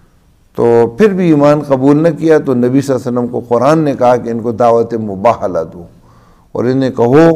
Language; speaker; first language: Urdu; native; Urdu